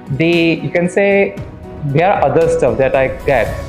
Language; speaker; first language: English; non-native, local second language; Hindi